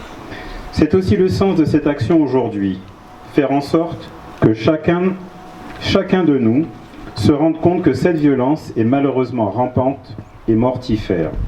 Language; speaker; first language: French; native; French